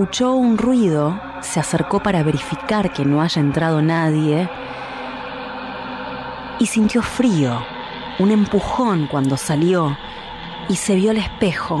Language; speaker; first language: Spanish; native; Spanish